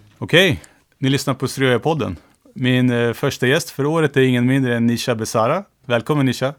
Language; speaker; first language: Swedish; early bilingual, other home language; Turoyo